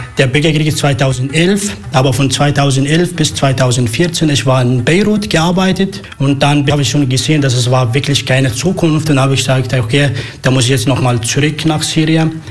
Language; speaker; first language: German; non-native, learner; Arabic